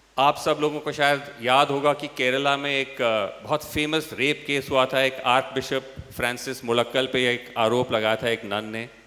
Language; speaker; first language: Hindi; non-native, local second language; English